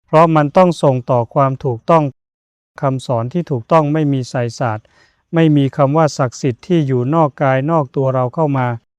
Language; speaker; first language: Thai; native; Thai